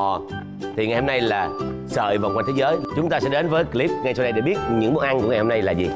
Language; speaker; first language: Vietnamese; native; Vietnamese